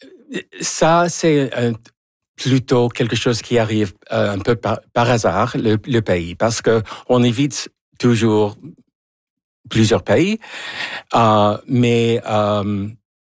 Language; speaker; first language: French; non-native, fluent; Spanish